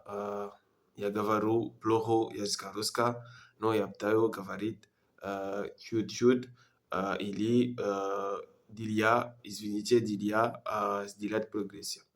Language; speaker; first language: Russian; non-native, learner; French